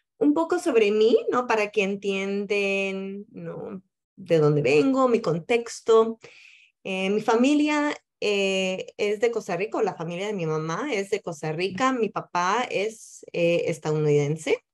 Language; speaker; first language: Spanish; early bilingual, heritage; Spanish